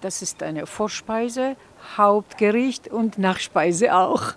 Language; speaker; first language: German; non-native, fluent; Georgian